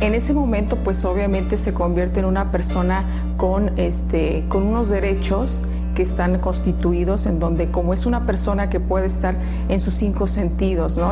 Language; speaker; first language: Spanish; native; Spanish